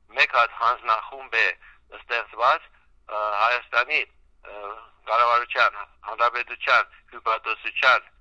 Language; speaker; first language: Armenian; early bilingual, heritage; Armenian